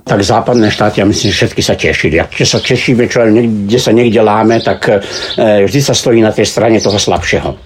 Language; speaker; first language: Slovak; early bilingual, heritage; Slovak